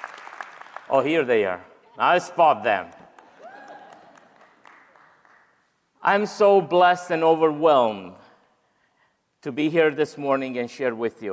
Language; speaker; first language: English; non-native, fluent; Romanian